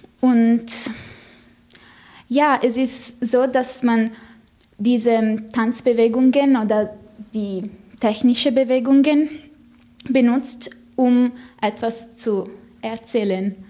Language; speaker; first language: German; non-native, fluent; Italian